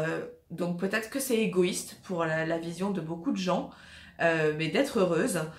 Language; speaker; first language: French; native; French